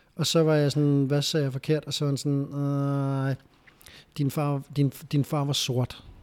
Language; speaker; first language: Danish; early bilingual, other home language; Spanish